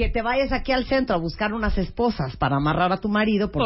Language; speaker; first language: Spanish; native; Spanish